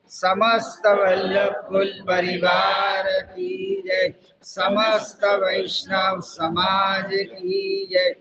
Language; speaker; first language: Hindi; non-native, local second language; Gujarati